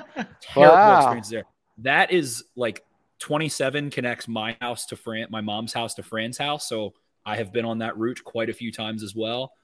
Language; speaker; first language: English; native; English